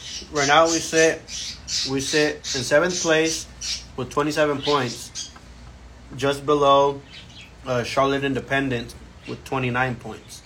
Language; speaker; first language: English; early bilingual, other home language; Spanish